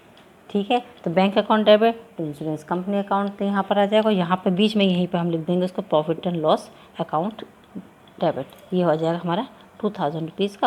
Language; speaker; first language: Hindi; native; Hindi